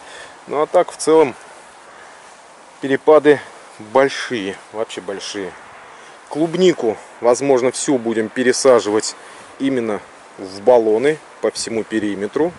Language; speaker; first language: Russian; native; Russian